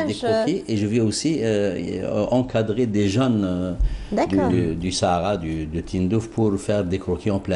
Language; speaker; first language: French; non-native, local second language; Arabic